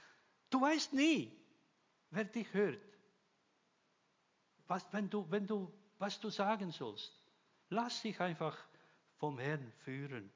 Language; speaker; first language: German; non-native, fluent; Croatian